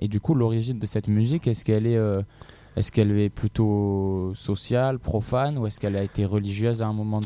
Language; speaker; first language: French; native; French